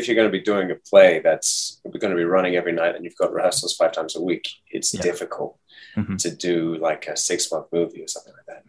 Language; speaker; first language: English; native; English